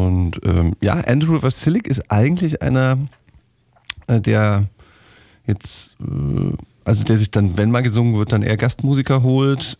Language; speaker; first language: German; native; German